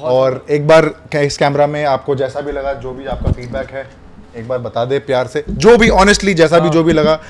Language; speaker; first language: Hindi; native; Hindi